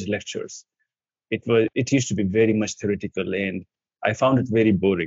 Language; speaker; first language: English; non-native, local second language; Hindi